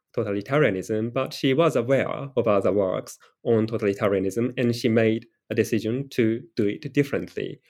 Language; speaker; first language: English; non-native, fluent; Japanese